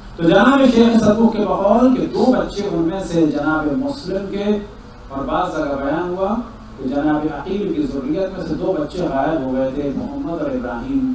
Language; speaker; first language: Urdu; native; Urdu